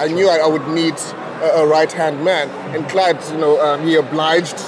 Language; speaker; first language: English; non-native, local second language; Xhosa